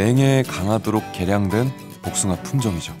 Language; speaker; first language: Korean; native; Korean